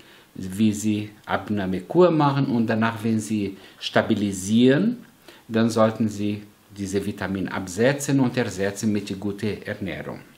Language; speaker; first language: German; non-native, fluent; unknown